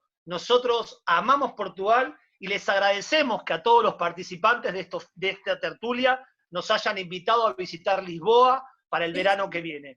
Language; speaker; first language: Spanish; native; Spanish